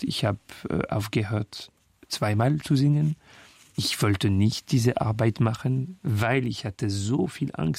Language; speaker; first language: German; non-native, fluent; French